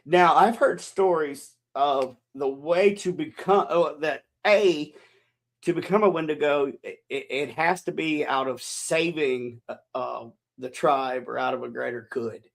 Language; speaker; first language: English; native; English